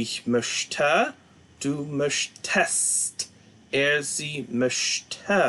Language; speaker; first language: German; non-native, fluent; English